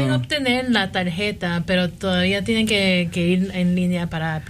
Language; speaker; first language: Spanish; early bilingual, heritage; Spanish